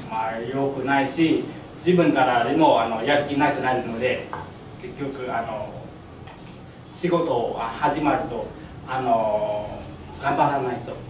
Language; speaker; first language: Japanese; non-native, fluent; Vietnamese